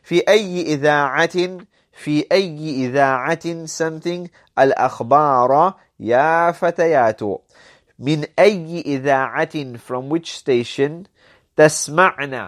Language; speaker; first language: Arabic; non-native, fluent; English